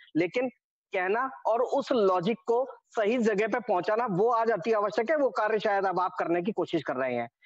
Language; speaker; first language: Hindi; native; Hindi